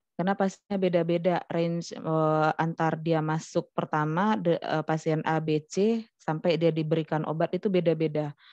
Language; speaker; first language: Indonesian; non-native, local second language; Minangkabau